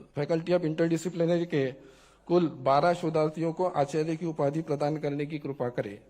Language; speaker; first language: Hindi; non-native, local second language; Marathi